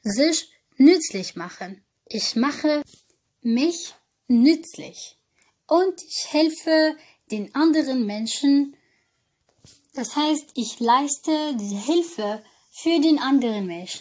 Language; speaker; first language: German; non-native, fluent; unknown